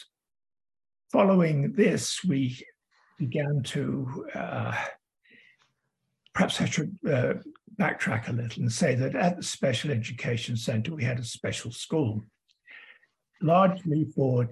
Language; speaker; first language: English; native; English